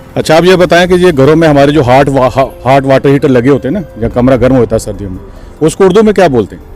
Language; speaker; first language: Urdu; native; Urdu